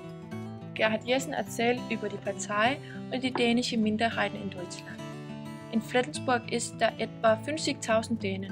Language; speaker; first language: German; non-native, learner; Danish